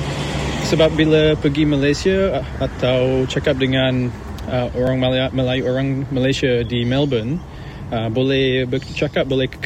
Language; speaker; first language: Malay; early bilingual, heritage; English